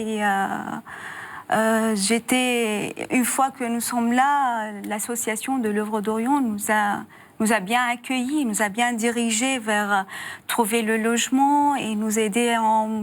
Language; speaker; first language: French; non-native, fluent; Arabic